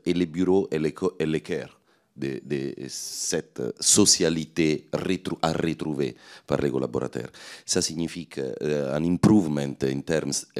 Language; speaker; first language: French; non-native, fluent; Italian